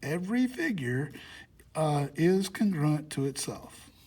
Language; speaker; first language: English; native; English